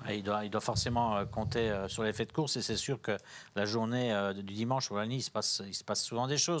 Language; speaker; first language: French; native; French